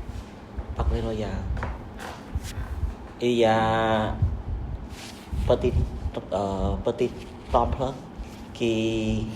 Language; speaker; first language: French; non-native, learner; Khmer